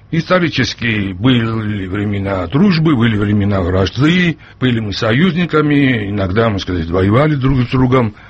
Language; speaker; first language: Russian; non-native, local second language; Georgian